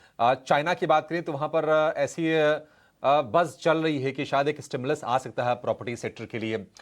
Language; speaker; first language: Hindi; native; Hindi